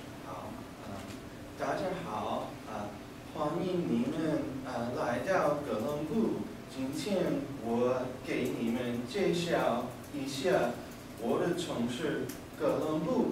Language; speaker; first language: Chinese; non-native, learner; English